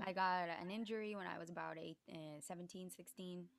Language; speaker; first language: English; early bilingual, other home language; Spanish